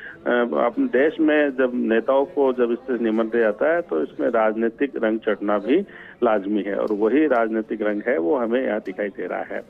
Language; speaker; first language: Hindi; native; Hindi